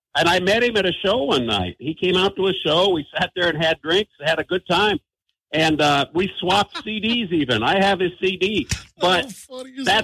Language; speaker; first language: English; native; English